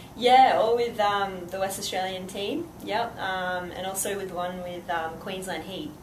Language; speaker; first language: English; native; English